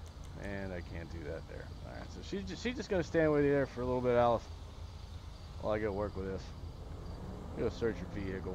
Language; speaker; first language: English; native; English